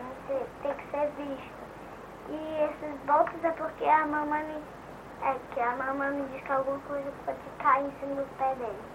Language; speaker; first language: Portuguese; early bilingual, heritage; Portuguese